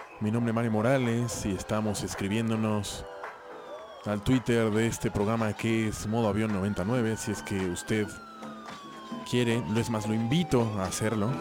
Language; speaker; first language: Spanish; native; Spanish